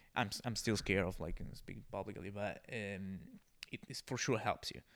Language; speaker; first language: English; non-native, fluent; Italian